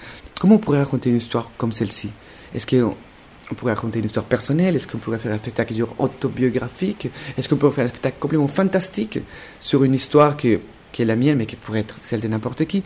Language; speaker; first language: French; non-native, fluent; Spanish